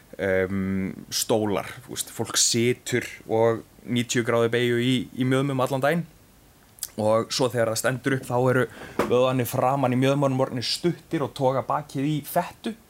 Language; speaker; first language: Icelandic; native; Icelandic